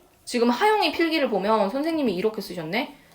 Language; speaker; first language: Korean; native; Korean